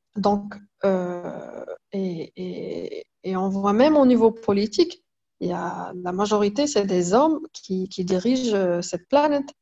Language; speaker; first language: French; non-native, local second language; Arabic